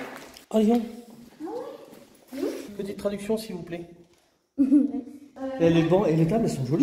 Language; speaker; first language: French; native; French